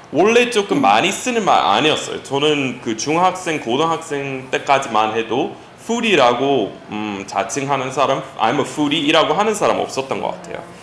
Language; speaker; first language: Korean; non-native, fluent; English